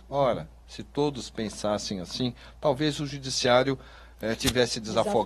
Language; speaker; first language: Portuguese; native; Portuguese